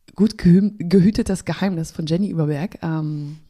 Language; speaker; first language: German; early bilingual, other home language; Polish